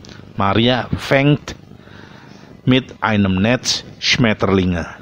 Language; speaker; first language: German; non-native, fluent; Indonesian